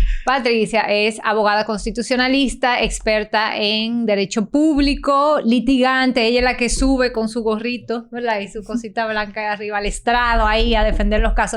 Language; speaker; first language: Spanish; native; Spanish